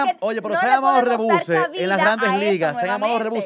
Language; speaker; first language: Spanish; native; Spanish